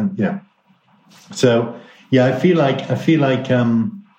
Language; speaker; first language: English; native; English